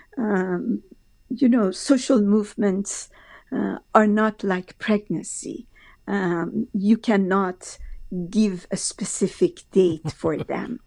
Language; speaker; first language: English; non-native, fluent; Persian